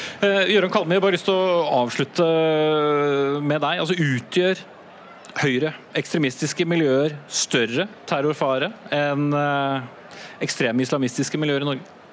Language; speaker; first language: Norwegian; native; Norwegian